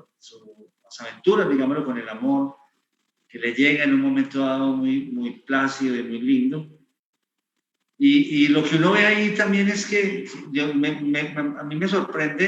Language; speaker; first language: Spanish; native; Spanish